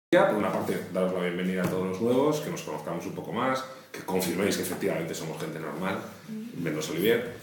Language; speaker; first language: Spanish; native; Spanish